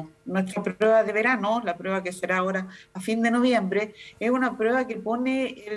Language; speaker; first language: Spanish; native; Spanish